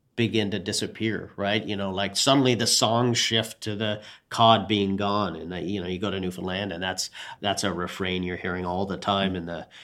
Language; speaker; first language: English; native; English